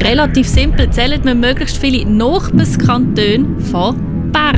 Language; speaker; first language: German; native; German